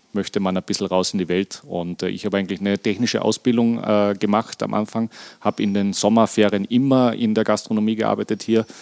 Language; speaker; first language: German; native; German